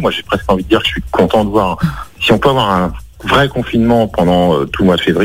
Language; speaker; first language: French; native; French